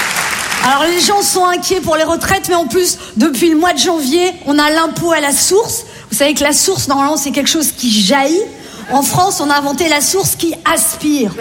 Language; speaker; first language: French; native; French